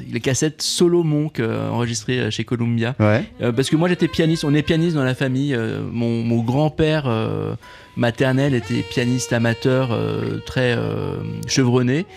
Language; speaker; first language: French; native; French